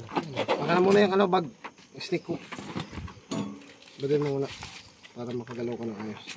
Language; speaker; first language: Filipino; native; Filipino